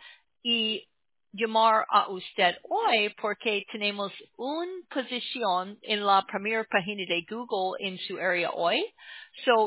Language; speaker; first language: Spanish; non-native, learner; English